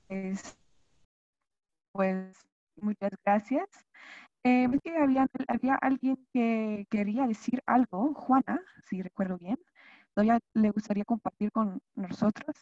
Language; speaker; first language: Spanish; non-native, fluent; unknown